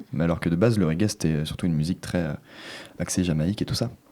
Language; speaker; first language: French; native; French